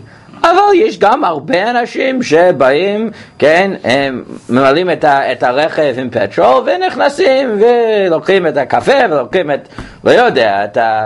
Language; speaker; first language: Hebrew; non-native, fluent; English